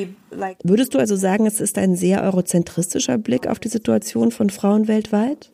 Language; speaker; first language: German; native; German